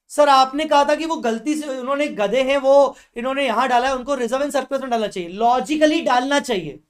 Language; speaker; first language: Hindi; native; Hindi